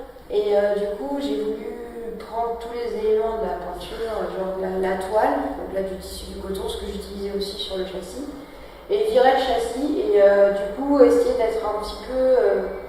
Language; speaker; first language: French; native; French